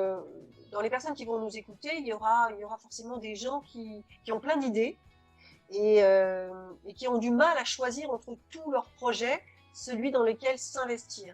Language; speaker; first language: French; native; French